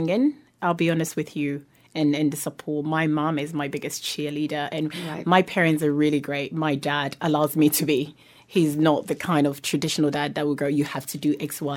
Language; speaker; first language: English; native; English